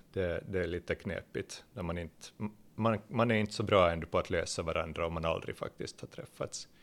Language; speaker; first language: Swedish; native; Swedish